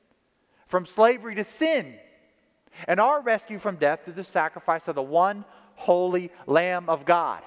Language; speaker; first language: English; native; English